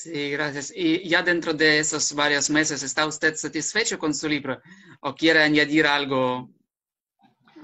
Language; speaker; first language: Spanish; non-native, fluent; Ukrainian